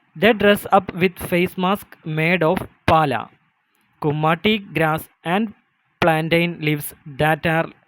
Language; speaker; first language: English; non-native, local second language; Malayalam